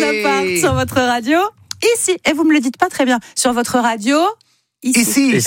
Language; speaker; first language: French; native; French